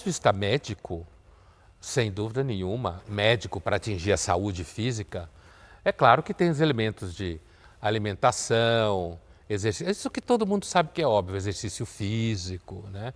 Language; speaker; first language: Portuguese; native; Portuguese